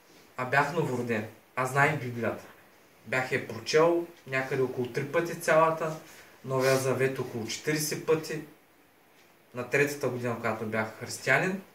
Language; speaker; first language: Bulgarian; native; Bulgarian